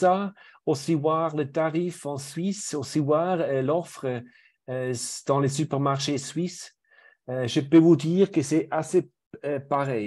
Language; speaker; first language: French; non-native, fluent; German